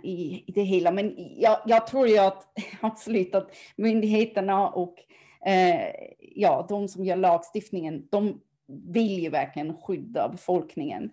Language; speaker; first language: Swedish; non-native, fluent; German